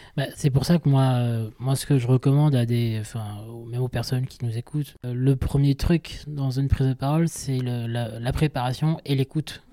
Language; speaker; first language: French; native; French